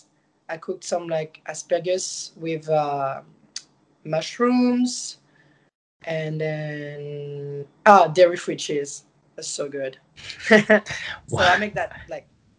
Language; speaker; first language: English; non-native, fluent; French